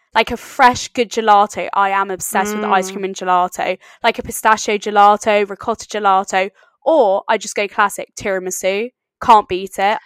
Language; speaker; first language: English; native; English